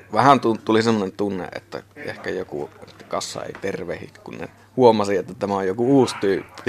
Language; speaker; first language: Finnish; native; Finnish